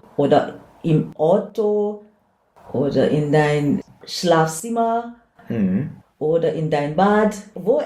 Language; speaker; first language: German; non-native, learner; English